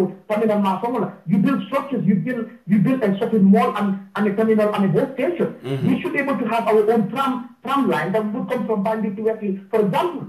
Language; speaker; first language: English; non-native, local second language; Wolof